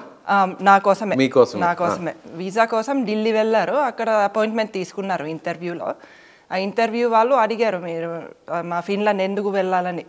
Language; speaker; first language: Telugu; non-native, fluent; Finnish